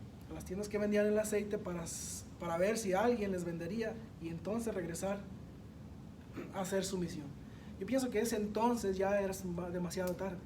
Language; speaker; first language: Spanish; native; Spanish